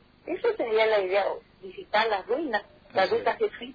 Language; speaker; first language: Spanish; native; Spanish